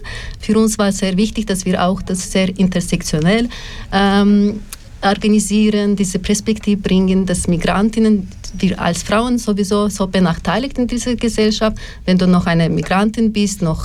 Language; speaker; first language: German; non-native, learner; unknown